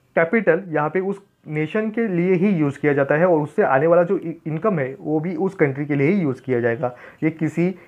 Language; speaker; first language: Hindi; non-native, local second language; Marathi